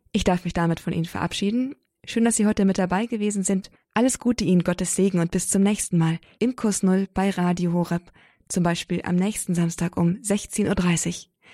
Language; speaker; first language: German; native; German